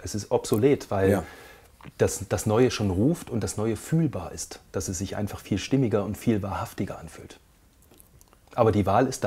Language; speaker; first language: German; native; German